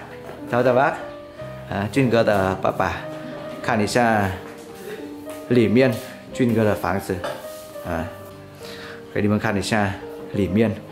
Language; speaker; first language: Chinese; non-native, fluent; Vietnamese